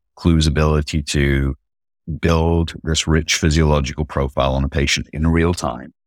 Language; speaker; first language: English; native; English